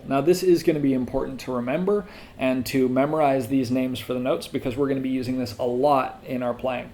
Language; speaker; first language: English; native; English